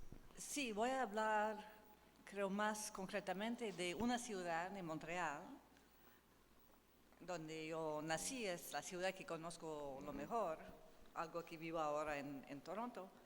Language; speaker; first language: Spanish; non-native, learner; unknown